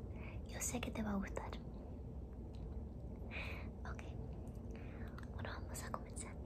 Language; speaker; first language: Spanish; early bilingual, heritage; Spanish